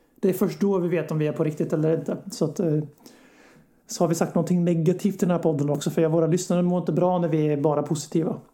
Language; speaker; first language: Swedish; native; Swedish